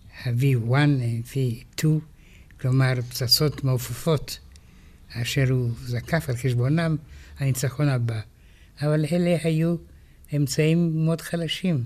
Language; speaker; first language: Hebrew; non-native, fluent; Romanian